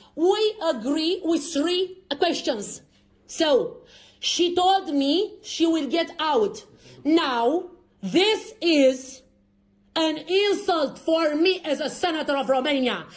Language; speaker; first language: English; non-native, learner; Romanian